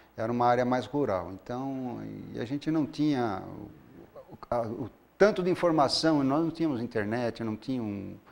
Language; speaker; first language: Portuguese; native; Portuguese